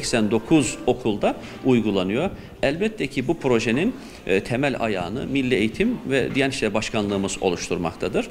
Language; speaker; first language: Turkish; native; Turkish